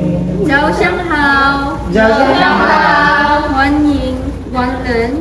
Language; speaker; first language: Chinese; non-native, learner; Filipino